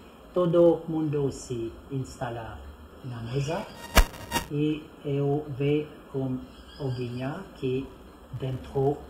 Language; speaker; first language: Portuguese; non-native, fluent; French